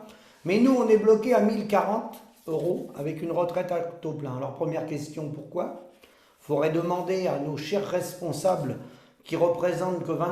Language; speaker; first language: French; native; French